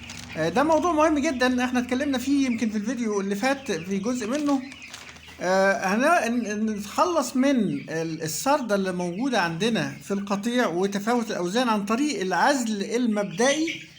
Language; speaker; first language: Arabic; native; Arabic